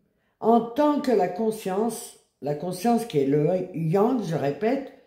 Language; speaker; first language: French; native; French